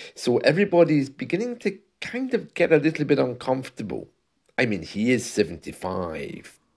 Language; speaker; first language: English; native; English